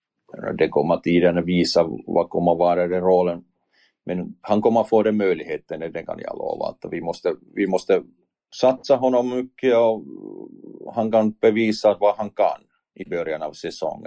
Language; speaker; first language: Swedish; non-native, learner; Finnish